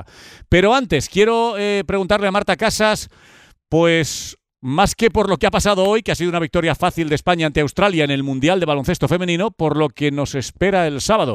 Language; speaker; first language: Spanish; native; Spanish